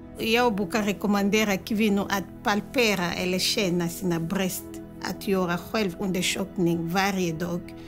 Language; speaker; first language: Swedish; non-native, fluent; Lingala